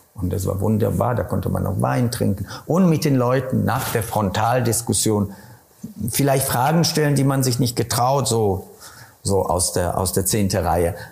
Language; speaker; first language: German; non-native, fluent; Polish